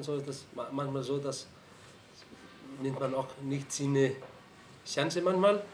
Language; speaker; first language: German; non-native, fluent; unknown